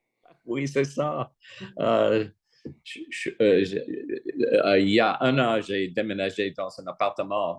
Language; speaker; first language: French; non-native, fluent; English